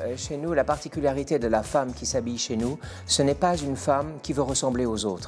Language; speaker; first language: French; native; French